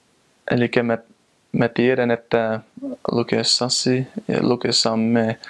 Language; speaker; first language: Finnish; non-native, fluent; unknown